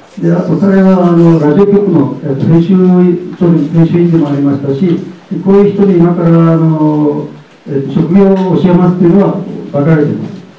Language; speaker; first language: Japanese; non-native, fluent; Uyghur